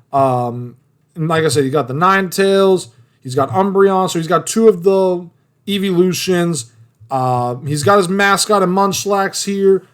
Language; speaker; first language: English; native; English